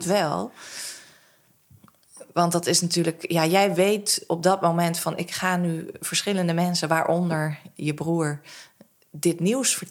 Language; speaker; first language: Dutch; native; Dutch